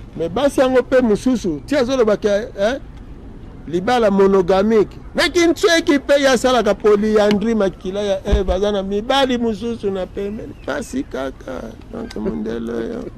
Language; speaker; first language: Lingala; non-native, local second language; Kongo